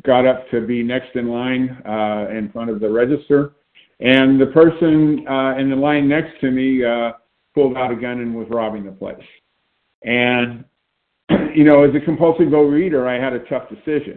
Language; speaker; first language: English; native; English